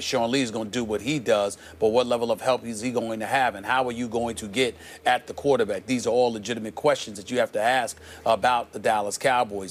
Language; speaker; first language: English; native; English